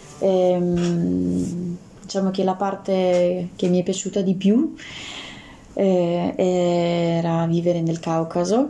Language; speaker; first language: Italian; non-native, fluent; Russian